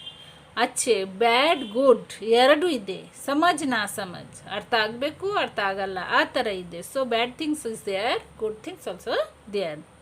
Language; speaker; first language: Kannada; non-native, local second language; Hindi